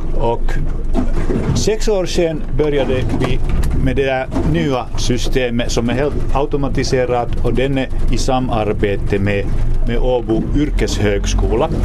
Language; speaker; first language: Swedish; non-native, local second language; Finnish